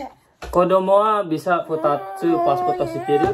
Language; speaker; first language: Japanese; non-native, learner; Indonesian